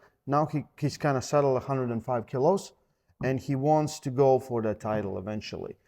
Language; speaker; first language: English; non-native, fluent; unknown